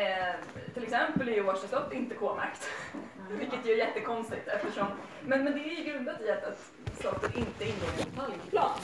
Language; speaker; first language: Swedish; native; Swedish